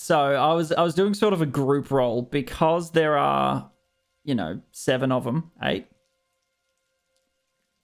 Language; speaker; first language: English; native; English